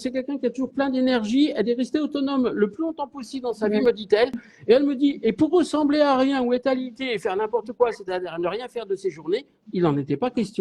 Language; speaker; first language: French; native; French